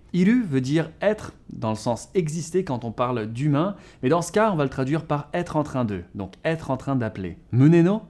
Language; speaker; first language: French; native; French